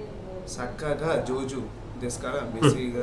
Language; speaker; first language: Japanese; non-native, learner; Bangla